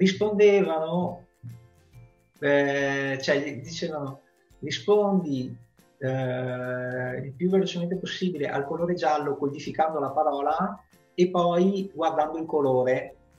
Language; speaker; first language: Italian; native; Italian